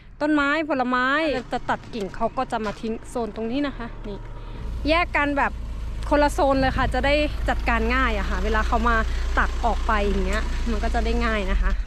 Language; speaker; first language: Thai; native; Thai